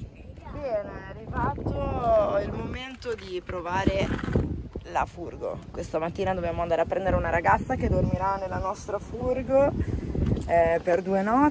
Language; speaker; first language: Italian; native; Italian